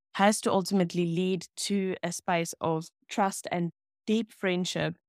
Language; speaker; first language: English; non-native, local second language; Afrikaans